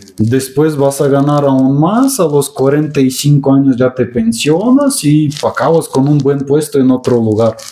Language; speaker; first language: Spanish; non-native, fluent; Russian